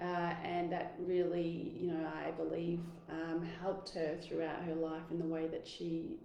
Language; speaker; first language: English; native; English